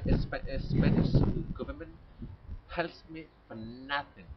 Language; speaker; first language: English; non-native, learner; Spanish